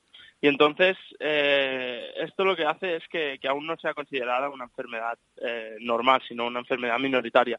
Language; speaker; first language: Spanish; native; Spanish